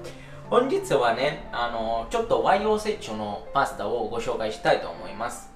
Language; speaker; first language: Japanese; non-native, fluent; Italian